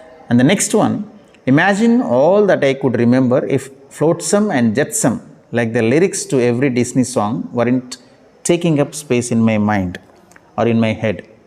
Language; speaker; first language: English; non-native, local second language; Telugu